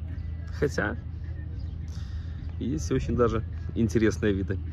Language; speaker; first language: Russian; native; Russian